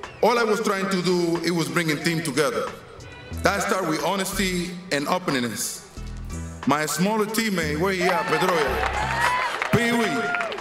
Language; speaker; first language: English; non-native, fluent; Spanish